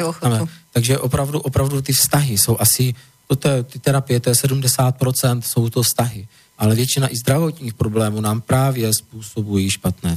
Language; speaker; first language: Czech; native; Czech